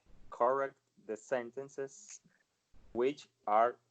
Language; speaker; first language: English; non-native, learner; Spanish